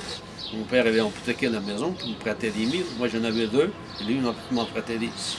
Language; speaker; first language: French; non-native, fluent; Portuguese